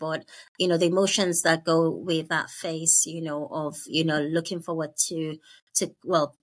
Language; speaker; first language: English; non-native, local second language; Yoruba